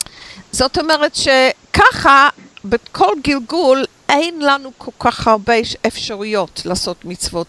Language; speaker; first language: Hebrew; non-native, fluent; English